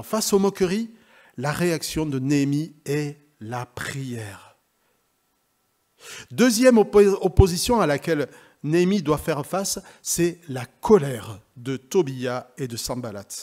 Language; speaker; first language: French; native; French